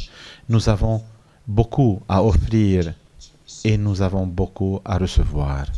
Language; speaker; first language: French; non-native, fluent; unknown